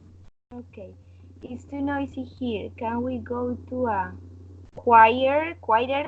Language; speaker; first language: English; non-native, learner; Spanish